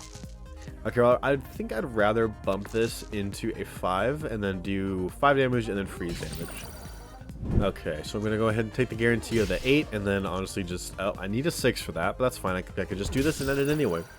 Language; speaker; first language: English; native; English